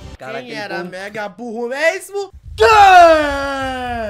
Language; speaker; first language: Portuguese; native; Portuguese